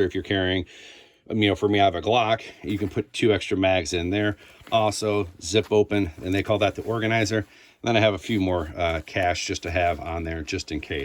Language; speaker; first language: English; native; English